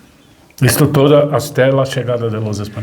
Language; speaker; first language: Spanish; non-native, learner; Portuguese